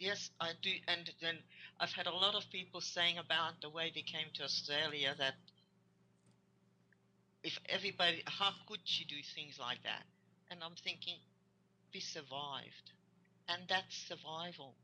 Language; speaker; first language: English; non-native, fluent; Hungarian